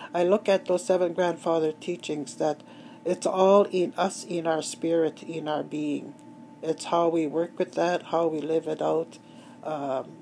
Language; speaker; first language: English; native; English